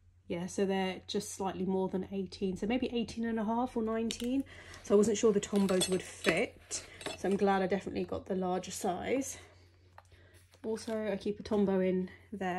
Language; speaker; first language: English; native; English